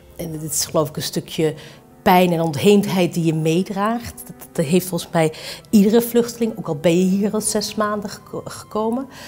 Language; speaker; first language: Dutch; early bilingual, other home language; Spanish